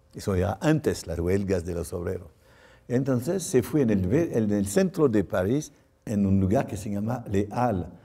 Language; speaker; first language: Spanish; non-native, fluent; French